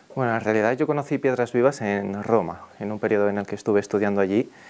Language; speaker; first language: Spanish; native; Spanish